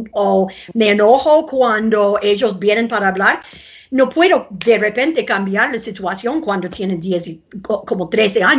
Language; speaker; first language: Spanish; non-native, fluent; English